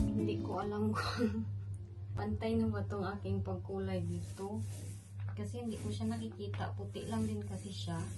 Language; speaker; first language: Filipino; non-native, local second language; Cebuano